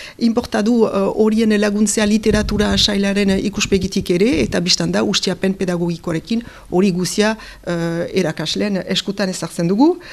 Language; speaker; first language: Basque; native; Basque